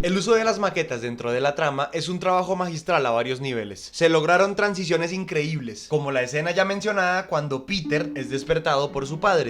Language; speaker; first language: Spanish; native; Spanish